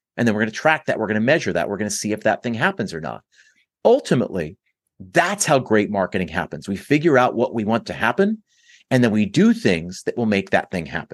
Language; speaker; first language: English; native; English